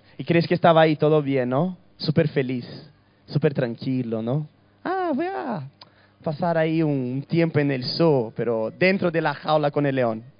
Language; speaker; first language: Spanish; early bilingual, other home language; Portuguese